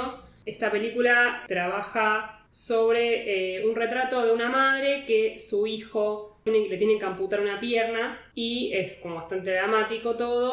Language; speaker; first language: Spanish; native; Spanish